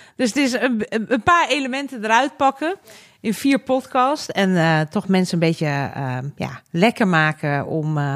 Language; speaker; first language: Dutch; early bilingual, other home language; Hungarian